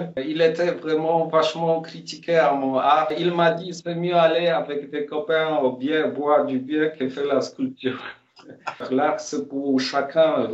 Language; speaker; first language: French; non-native, fluent; Polish